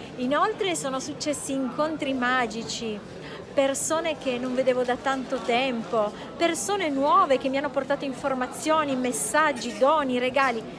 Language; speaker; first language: Italian; native; Italian